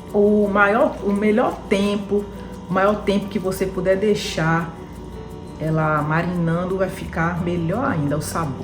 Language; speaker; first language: Portuguese; native; Portuguese